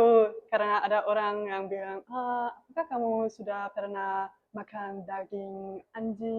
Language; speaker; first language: Indonesian; non-native, learner; German